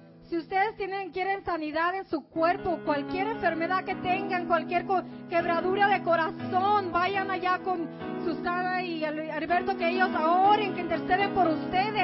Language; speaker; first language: Spanish; native; Spanish